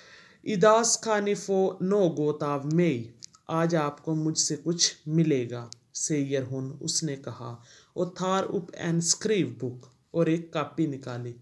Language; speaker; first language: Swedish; non-native, fluent; Urdu